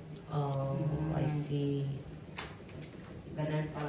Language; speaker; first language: Filipino; native; Filipino